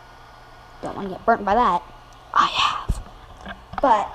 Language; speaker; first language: English; native; English